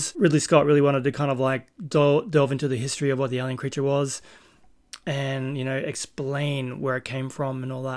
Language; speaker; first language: English; native; English